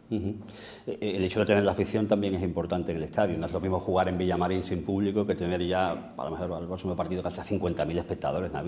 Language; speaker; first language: Spanish; native; Spanish